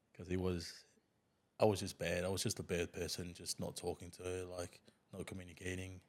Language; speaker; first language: English; non-native, fluent; Tongan